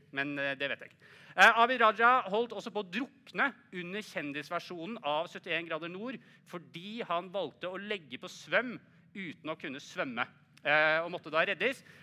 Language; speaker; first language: Norwegian; native; Norwegian